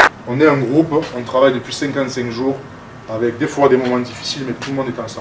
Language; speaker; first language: French; native; French